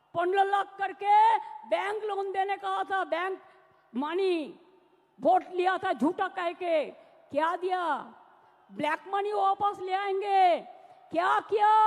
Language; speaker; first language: Hindi; non-native, local second language; Bangla